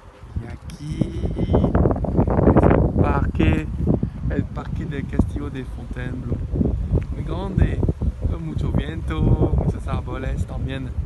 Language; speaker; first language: Spanish; non-native, learner; French